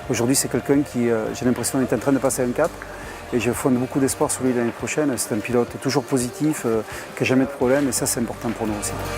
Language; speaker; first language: French; native; French